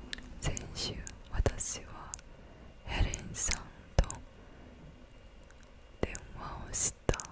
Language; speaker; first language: Japanese; non-native, learner; English